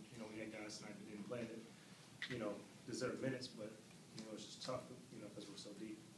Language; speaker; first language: English; native; English